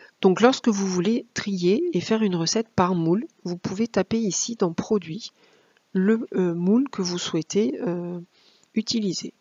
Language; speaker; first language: French; native; French